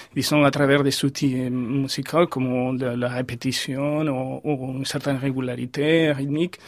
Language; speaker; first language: French; non-native, fluent; Spanish